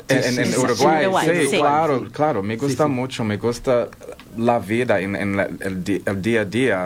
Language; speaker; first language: Spanish; non-native, learner; English